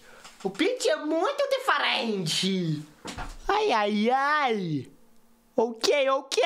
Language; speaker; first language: Portuguese; non-native, learner; English